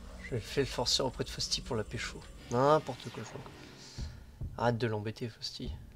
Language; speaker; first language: French; native; French